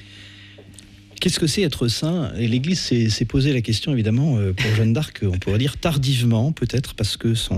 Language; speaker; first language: French; native; French